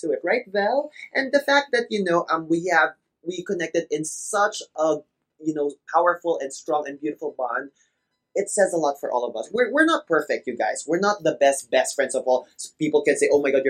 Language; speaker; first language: English; non-native, local second language; Filipino